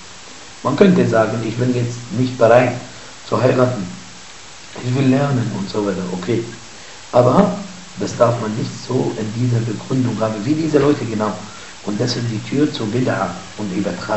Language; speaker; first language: German; non-native, fluent; Arabic